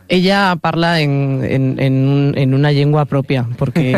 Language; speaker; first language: Catalan; non-native, learner; Spanish